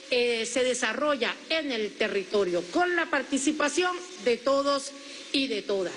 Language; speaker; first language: Spanish; native; Spanish